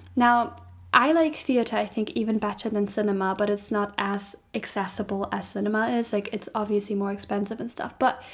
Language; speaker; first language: English; non-native, fluent; German